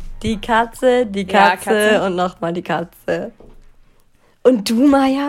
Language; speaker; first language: German; native; German